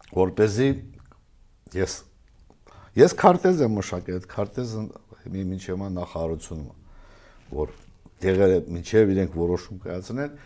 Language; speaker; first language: Armenian; native; Armenian